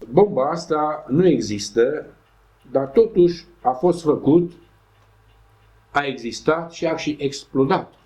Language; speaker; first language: Romanian; non-native, local second language; Hungarian